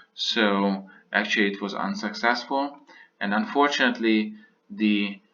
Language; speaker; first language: English; non-native, fluent; Hungarian